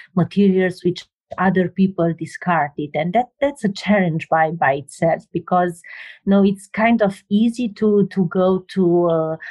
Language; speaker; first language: English; non-native, fluent; Romanian